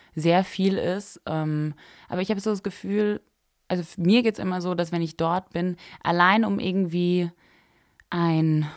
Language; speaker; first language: German; native; German